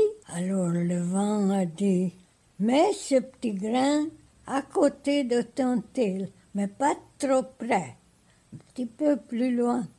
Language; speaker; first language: French; non-native, fluent; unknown